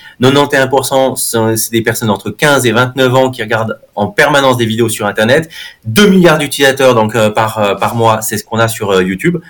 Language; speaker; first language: French; native; French